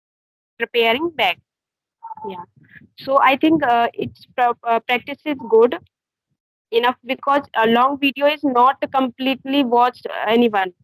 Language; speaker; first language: English; non-native, learner; Hindi